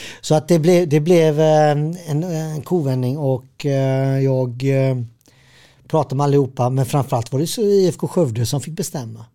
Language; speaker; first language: Swedish; early bilingual, other home language; Serbian